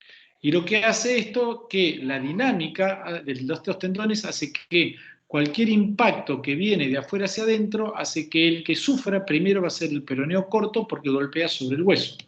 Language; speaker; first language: Spanish; native; Spanish